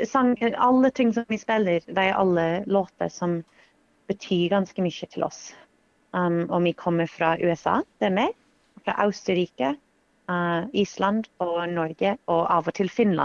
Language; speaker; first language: Norwegian; non-native, fluent; English